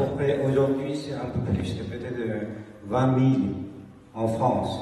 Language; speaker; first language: French; non-native, fluent; Tibetan